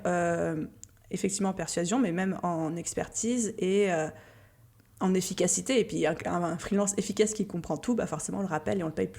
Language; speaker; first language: French; native; French